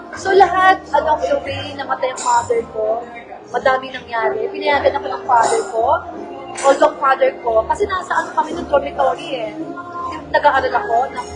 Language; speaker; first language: Filipino; native; Filipino